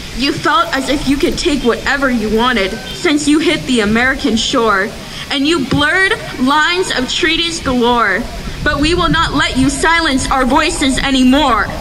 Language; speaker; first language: English; native; English